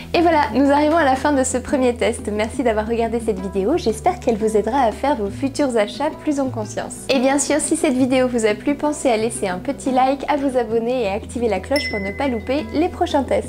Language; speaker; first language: French; native; French